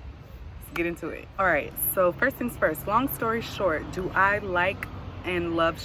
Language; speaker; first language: English; native; English